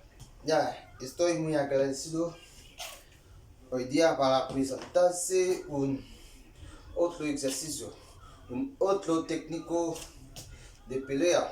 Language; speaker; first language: Spanish; non-native, learner; Haitian Creole